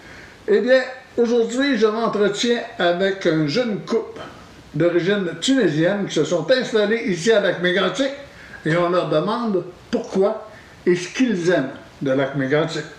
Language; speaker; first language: French; native; French